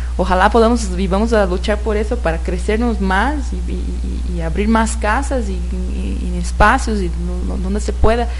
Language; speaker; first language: Spanish; non-native, fluent; Portuguese